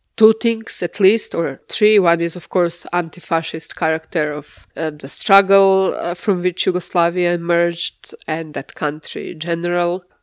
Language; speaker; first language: English; non-native, fluent; Serbian